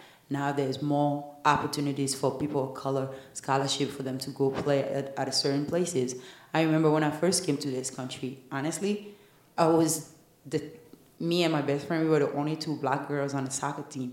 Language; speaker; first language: English; non-native, fluent; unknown